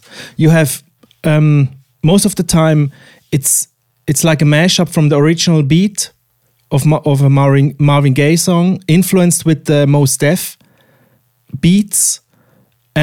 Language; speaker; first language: English; non-native, fluent; Swiss German